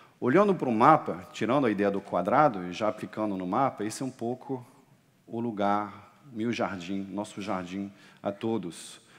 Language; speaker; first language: Portuguese; non-native, fluent; French